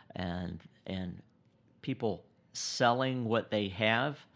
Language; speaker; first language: English; native; English